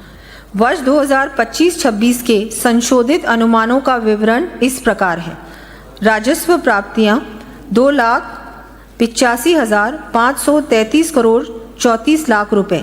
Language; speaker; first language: Hindi; native; Hindi